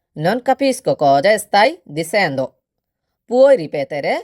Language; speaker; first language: Italian; non-native, learner; Bangla